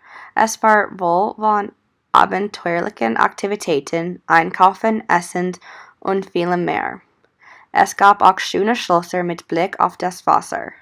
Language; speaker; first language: German; non-native, learner; English